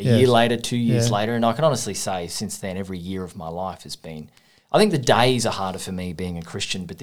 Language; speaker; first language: English; native; English